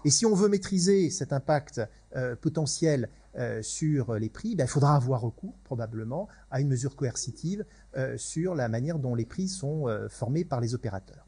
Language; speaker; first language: French; native; French